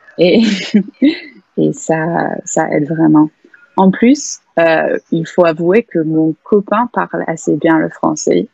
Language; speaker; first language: French; non-native, fluent; English